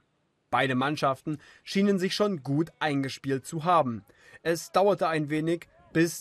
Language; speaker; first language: German; native; German